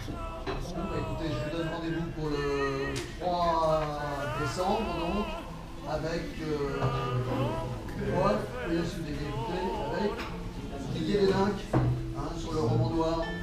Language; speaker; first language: French; native; French